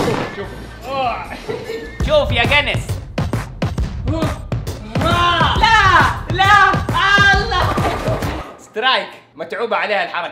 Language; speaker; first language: Arabic; native; Arabic